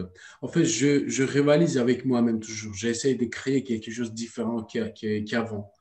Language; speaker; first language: French; non-native, learner; Turkish